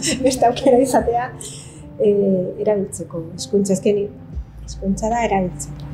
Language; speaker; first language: Basque; non-native, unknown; Spanish